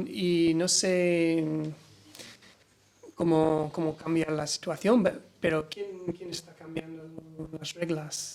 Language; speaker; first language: Spanish; non-native, learner; English